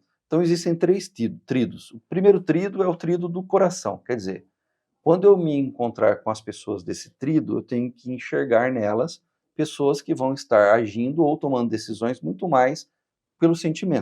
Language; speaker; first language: Portuguese; native; Portuguese